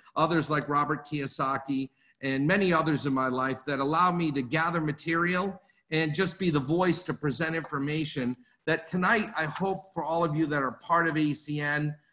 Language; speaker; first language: English; native; English